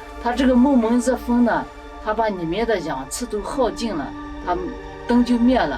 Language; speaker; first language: Chinese; native; Chinese